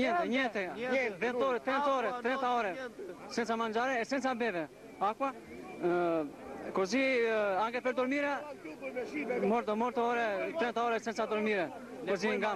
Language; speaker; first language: Italian; non-native, learner; Albanian